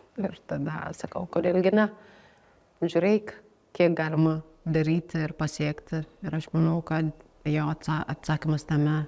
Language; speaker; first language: Lithuanian; non-native, fluent; Amharic